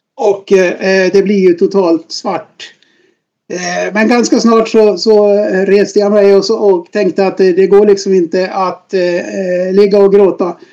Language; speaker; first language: Swedish; native; Swedish